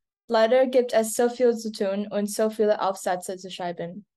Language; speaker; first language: German; non-native, learner; English